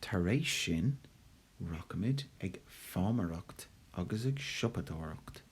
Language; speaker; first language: Irish; non-native, local second language; English